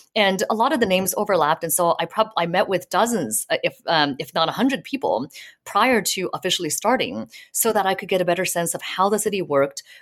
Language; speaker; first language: English; native; English